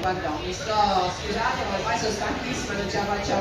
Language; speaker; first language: Italian; native; Italian